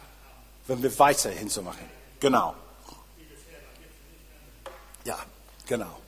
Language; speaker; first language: German; non-native, fluent; English